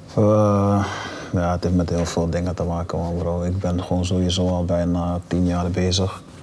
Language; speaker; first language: Dutch; native; Dutch